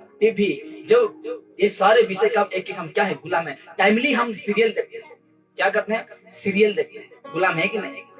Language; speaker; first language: Hindi; non-native, local second language; Odia